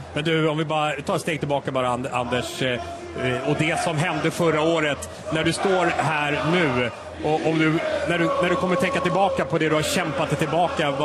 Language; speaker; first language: Swedish; native; Swedish